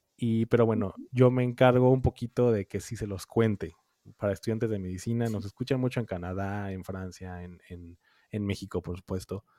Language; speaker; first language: Spanish; native; Spanish